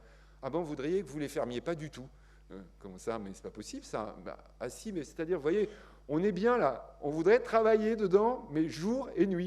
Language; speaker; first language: French; native; French